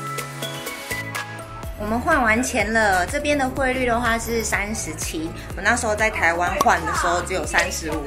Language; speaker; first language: Chinese; native; Chinese